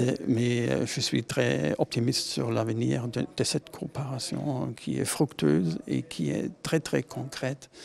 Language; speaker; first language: French; non-native, fluent; German